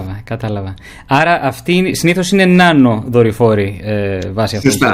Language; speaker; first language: Greek; native; Greek